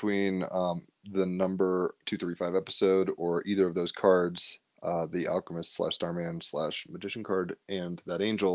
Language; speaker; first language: English; native; English